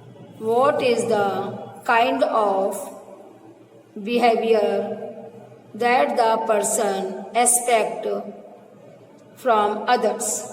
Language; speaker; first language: English; non-native, local second language; Hindi